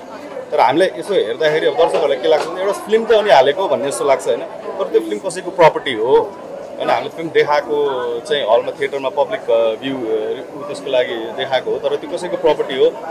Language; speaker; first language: Nepali; native; Nepali